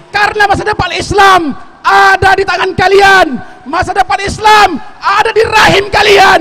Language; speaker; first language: Indonesian; native; Indonesian